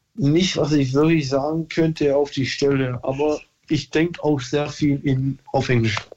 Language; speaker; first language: German; early bilingual, other home language; English